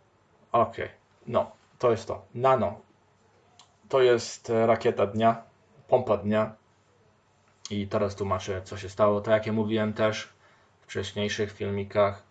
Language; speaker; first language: Polish; early bilingual, heritage; Polish